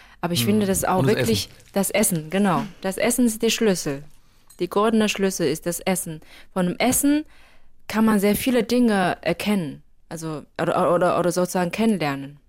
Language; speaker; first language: German; non-native, fluent; Chinese